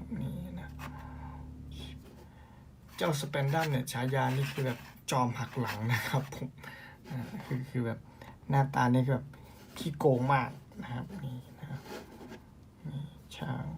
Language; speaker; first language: Thai; native; Thai